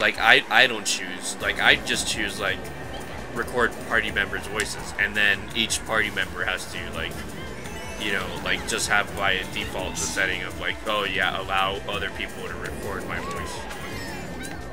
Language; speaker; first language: English; native; English